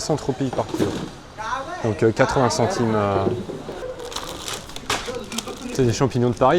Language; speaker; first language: French; native; French